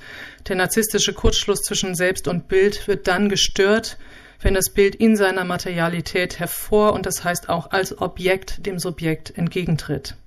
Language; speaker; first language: German; native; German